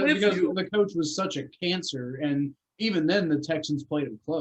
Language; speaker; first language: English; native; English